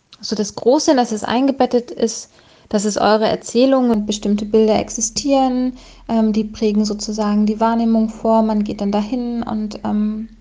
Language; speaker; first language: German; native; German